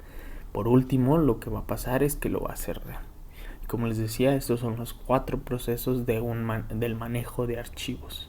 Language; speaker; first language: Spanish; native; Spanish